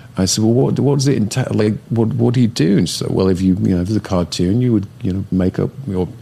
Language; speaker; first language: English; native; English